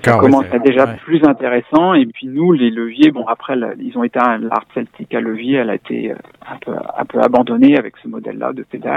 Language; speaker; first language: French; native; French